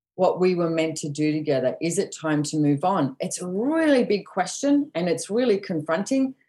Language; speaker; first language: English; native; English